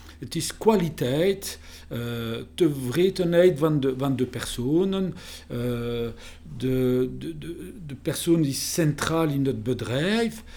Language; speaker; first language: Dutch; non-native, learner; French